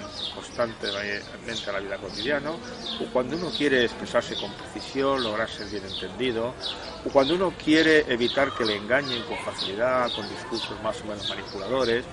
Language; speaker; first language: Spanish; native; Spanish